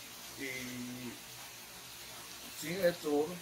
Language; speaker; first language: Portuguese; non-native, learner; English